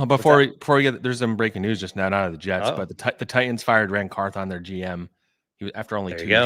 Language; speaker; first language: English; native; English